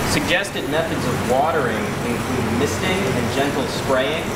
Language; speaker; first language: English; native; English